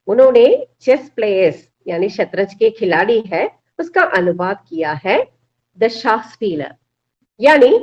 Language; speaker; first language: Hindi; non-native, local second language; Malayalam